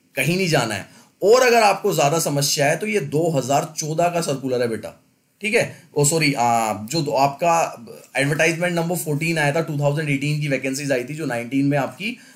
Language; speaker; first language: Hindi; native; Hindi